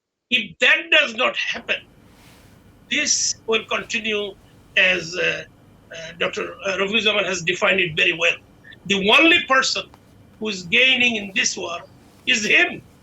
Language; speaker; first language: English; non-native, local second language; Bangla